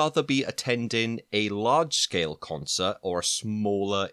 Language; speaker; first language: English; native; English